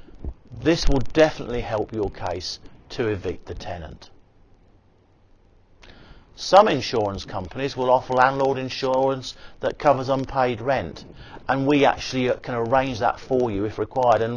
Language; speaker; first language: English; native; English